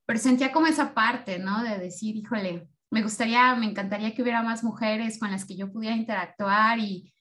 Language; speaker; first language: Spanish; native; Spanish